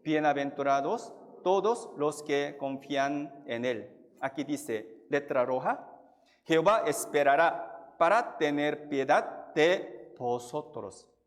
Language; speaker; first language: Spanish; non-native, fluent; Korean